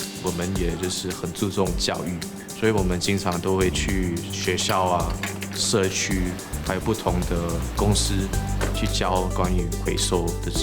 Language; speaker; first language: Chinese; early bilingual, heritage; Chinese